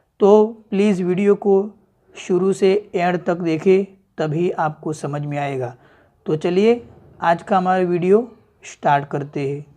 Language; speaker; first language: Hindi; native; Hindi